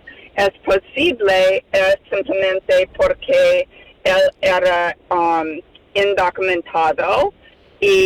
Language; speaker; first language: Spanish; non-native, fluent; English